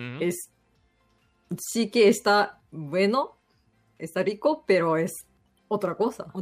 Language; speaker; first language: Spanish; non-native, learner; Japanese